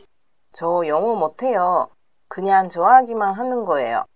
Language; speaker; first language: Korean; non-native, learner; Japanese